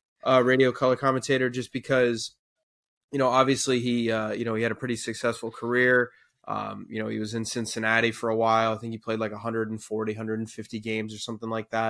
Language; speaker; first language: English; native; English